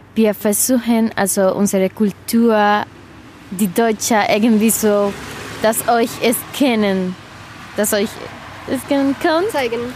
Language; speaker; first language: German; non-native, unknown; Spanish